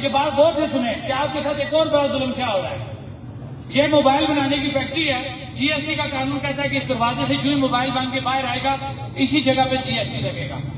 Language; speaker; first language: Urdu; non-native, local second language; Pahari-Potwari